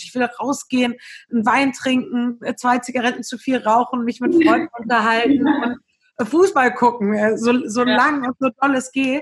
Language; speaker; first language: German; native; German